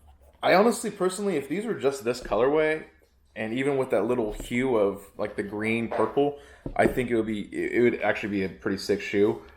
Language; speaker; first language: English; native; English